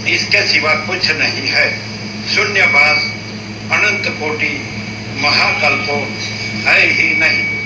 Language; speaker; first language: Hindi; non-native, local second language; Gujarati